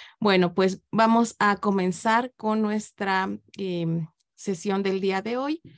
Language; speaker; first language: Spanish; native; Spanish